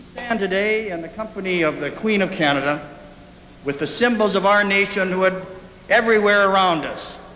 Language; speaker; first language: English; native; English